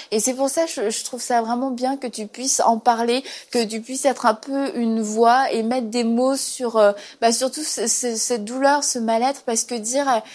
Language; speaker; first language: French; native; French